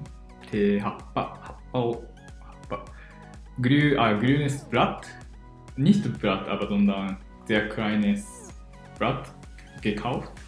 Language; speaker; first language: German; non-native, learner; Japanese